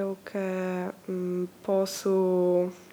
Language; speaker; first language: Portuguese; non-native, learner; Polish